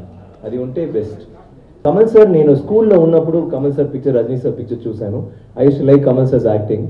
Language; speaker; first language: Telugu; non-native, learner; Tamil